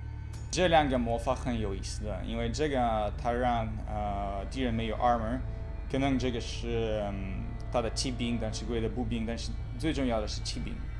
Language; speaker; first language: Chinese; non-native, learner; Russian